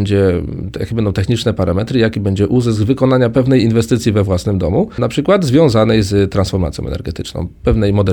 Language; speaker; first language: Polish; native; Polish